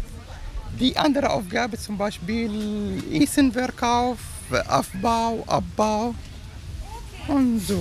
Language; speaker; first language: German; non-native, learner; Arabic